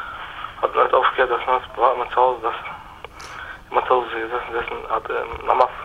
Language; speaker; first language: German; non-native, local second language; Turkish